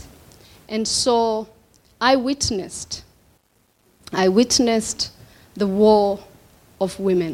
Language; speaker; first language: English; non-native, local second language; Somali